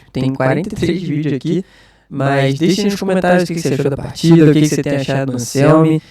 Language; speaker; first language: Portuguese; native; Portuguese